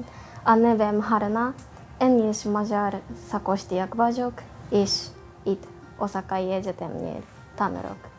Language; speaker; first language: Hungarian; non-native, learner; Japanese